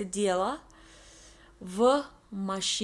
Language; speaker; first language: Russian; non-native, learner; English